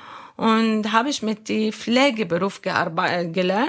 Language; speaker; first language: German; non-native, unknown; Arabic